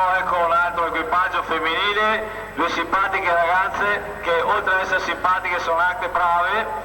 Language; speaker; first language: Italian; native; Italian